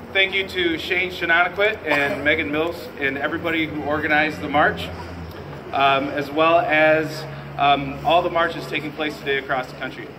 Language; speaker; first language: English; native; English